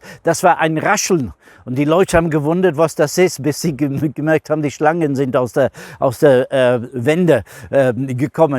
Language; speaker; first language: German; non-native, fluent; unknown